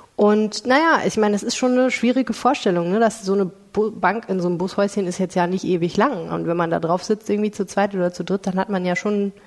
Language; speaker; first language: German; native; German